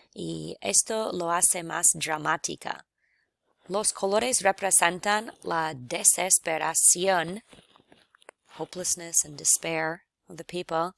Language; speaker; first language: Spanish; non-native, fluent; English